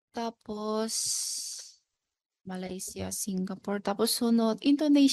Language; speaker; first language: Filipino; non-native, learner; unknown